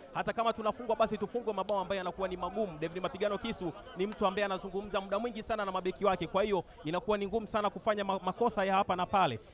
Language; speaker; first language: Swahili; native; Swahili